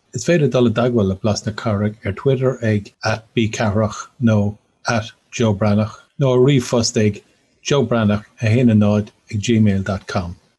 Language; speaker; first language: Irish; non-native, local second language; English